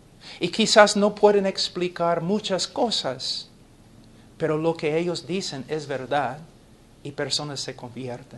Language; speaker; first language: Spanish; non-native, fluent; English